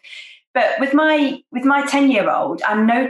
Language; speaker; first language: English; native; English